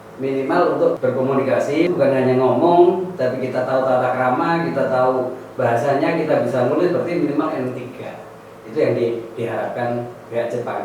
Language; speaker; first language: Indonesian; non-native, local second language; Javanese